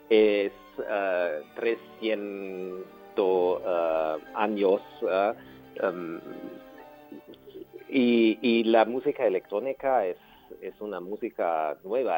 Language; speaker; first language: Spanish; non-native, learner; German